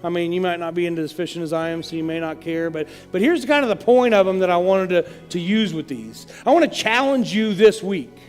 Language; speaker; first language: English; native; English